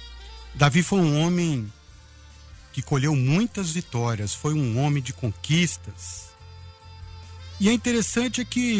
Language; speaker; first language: Portuguese; native; Portuguese